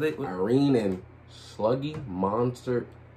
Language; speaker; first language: English; native; English